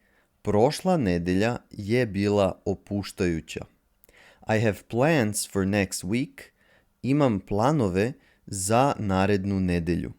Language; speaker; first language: Serbian; native; Serbian